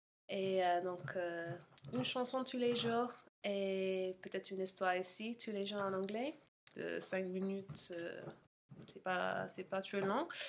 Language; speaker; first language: French; non-native, fluent; English